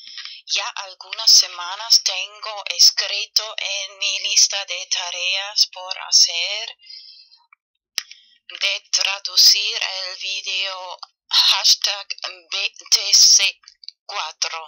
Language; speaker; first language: Spanish; non-native, fluent; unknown